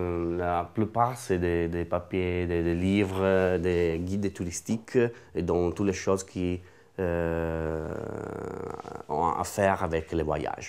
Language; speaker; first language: French; non-native, learner; Italian